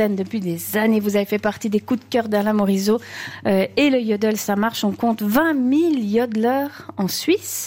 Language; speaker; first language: French; native; French